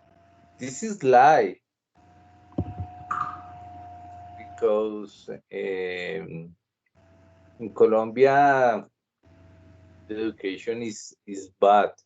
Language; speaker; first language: English; non-native, learner; Spanish